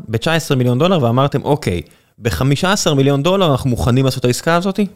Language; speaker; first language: Hebrew; native; Hebrew